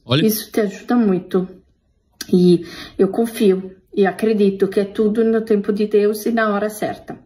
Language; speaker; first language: Portuguese; non-native, fluent; Italian